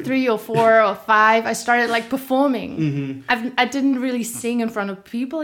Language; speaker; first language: English; non-native, fluent; German